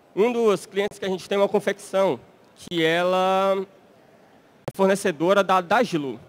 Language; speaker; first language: Portuguese; native; Portuguese